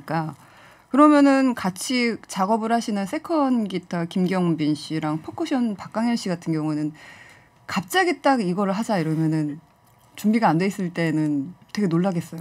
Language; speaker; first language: Korean; native; Korean